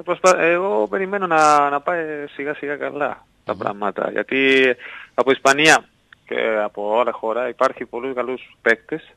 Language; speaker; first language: Greek; non-native, learner; Spanish